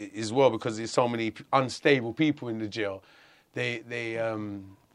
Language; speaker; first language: English; native; English